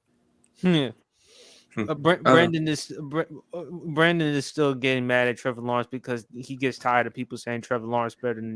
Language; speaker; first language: English; native; English